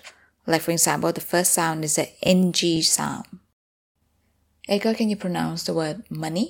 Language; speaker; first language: English; non-native, fluent; Thai